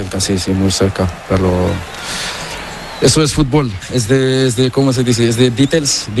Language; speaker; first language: Spanish; non-native, learner; Portuguese